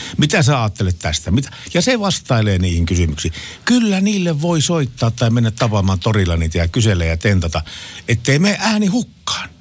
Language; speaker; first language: Finnish; native; Finnish